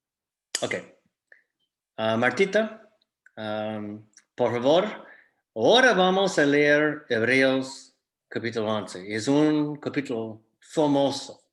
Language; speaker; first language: Spanish; non-native, fluent; English